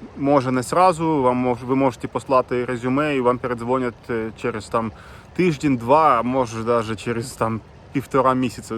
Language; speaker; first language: Ukrainian; non-native, local second language; Russian